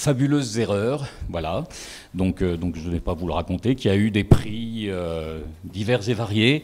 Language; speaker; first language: French; native; French